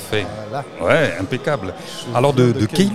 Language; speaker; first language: French; native; French